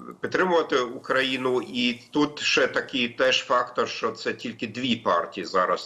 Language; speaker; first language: Ukrainian; non-native, fluent; German